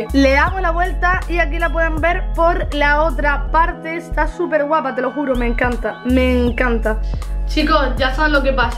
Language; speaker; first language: Spanish; native; Spanish